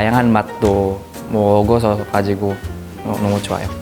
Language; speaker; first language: Korean; non-native, fluent; Filipino